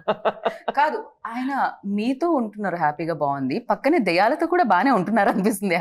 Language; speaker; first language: Telugu; native; Telugu